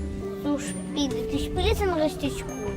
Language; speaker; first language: German; early bilingual, heritage; German